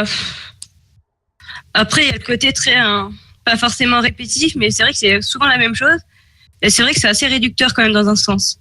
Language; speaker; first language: French; native; French